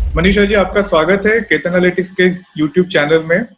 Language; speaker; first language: Hindi; non-native, local second language; Marathi